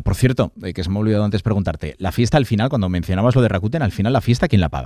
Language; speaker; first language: Spanish; native; Spanish